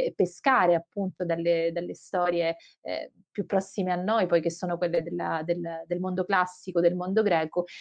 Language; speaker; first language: Italian; native; Italian